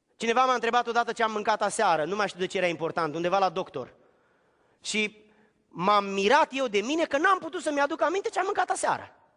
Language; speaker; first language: Romanian; native; Romanian